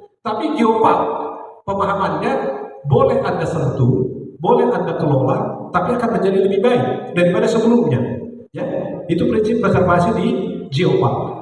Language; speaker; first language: Indonesian; native; Indonesian